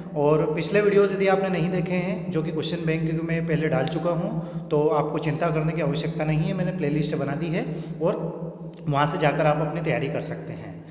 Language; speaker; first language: Hindi; native; Hindi